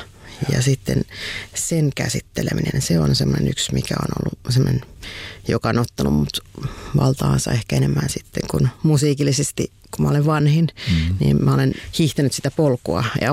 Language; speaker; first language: Finnish; native; Finnish